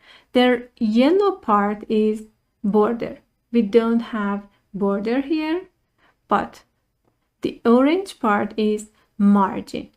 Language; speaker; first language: English; non-native, fluent; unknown